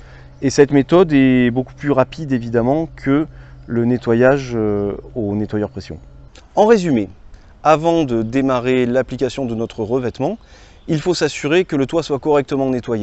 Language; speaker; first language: French; native; French